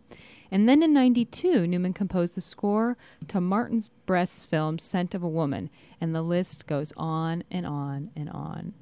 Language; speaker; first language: English; native; English